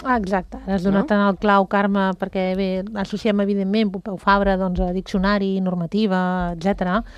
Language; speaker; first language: Catalan; native; Catalan